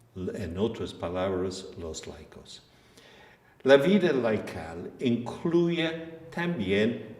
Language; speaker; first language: Spanish; non-native, fluent; English